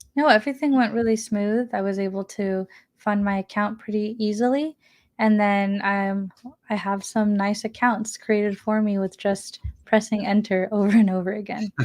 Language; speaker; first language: English; native; English